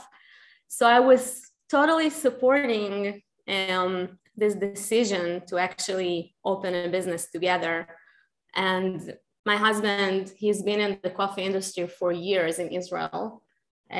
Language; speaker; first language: English; non-native, fluent; Hebrew